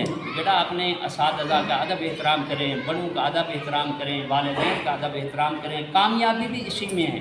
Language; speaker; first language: Urdu; native; Urdu